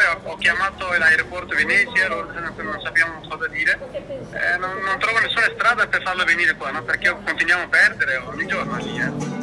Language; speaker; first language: Italian; non-native, fluent; Bangla